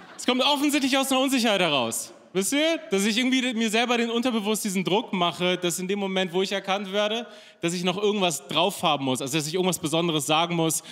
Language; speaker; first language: German; early bilingual, other home language; Persian